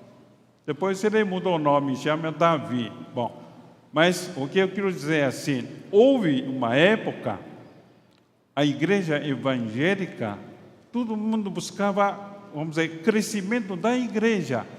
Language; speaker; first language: Portuguese; non-native, fluent; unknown